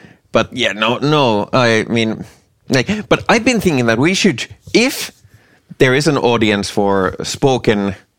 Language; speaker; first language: English; non-native, fluent; Finnish